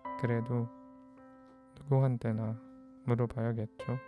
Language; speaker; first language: Korean; non-native, fluent; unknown